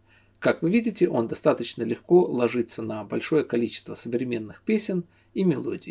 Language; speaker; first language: Russian; native; Russian